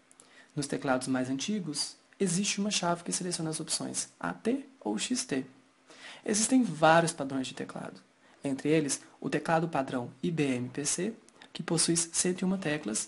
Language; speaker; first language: Portuguese; native; Portuguese